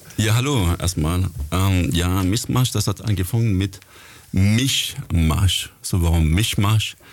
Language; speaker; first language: German; non-native, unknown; French